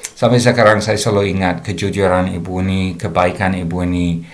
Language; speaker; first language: Indonesian; non-native, fluent; English